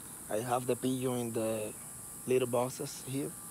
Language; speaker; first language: English; non-native, learner; Spanish